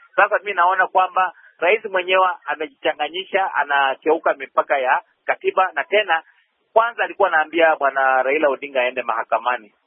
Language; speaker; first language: Swahili; non-native, local second language; Luyia